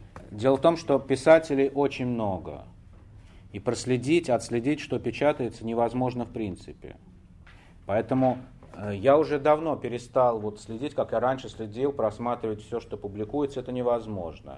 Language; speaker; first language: Russian; native; Russian